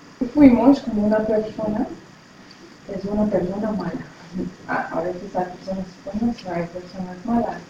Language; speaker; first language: Spanish; non-native, fluent; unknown